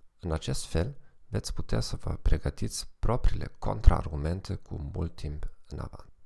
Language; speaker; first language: Romanian; non-native, fluent; German